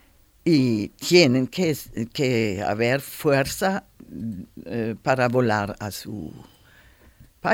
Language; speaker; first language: Spanish; non-native, learner; German